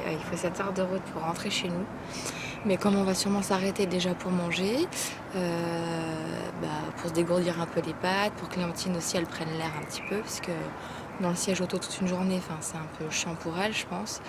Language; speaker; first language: French; native; French